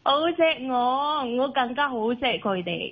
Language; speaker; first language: Cantonese; non-native, learner; Indonesian